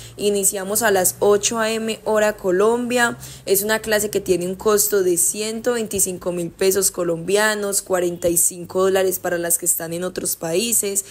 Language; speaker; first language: Spanish; native; Spanish